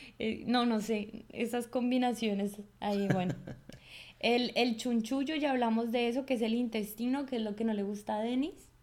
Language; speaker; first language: Spanish; native; Spanish